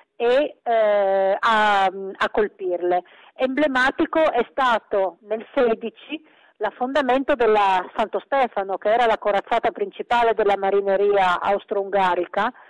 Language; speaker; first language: Italian; native; Italian